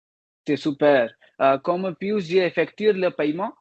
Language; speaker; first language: French; non-native, learner; Hindi